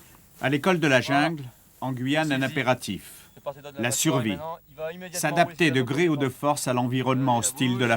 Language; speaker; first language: French; native; French